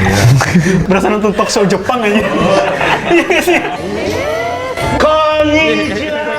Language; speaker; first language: Indonesian; native; Indonesian